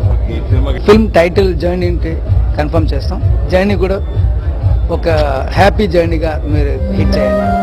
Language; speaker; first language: Telugu; non-native, learner; Tamil